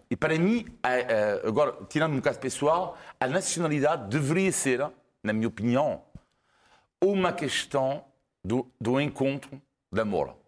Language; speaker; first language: Portuguese; non-native, fluent; French